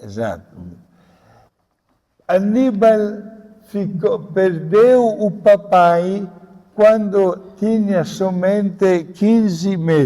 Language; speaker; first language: Portuguese; non-native, fluent; Italian